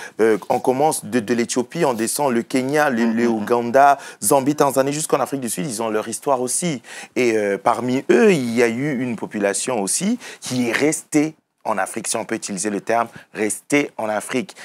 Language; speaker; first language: French; native; French